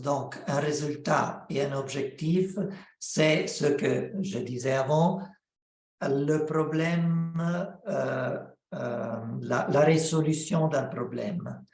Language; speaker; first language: French; non-native, fluent; Italian